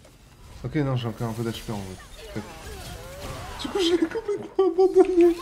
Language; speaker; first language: French; native; French